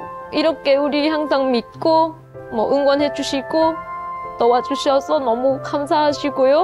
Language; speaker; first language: Korean; non-native, learner; Vietnamese